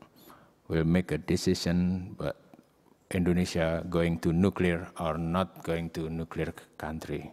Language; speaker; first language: English; non-native, learner; Indonesian